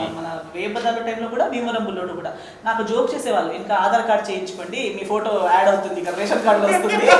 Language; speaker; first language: Telugu; non-native, fluent; Konkani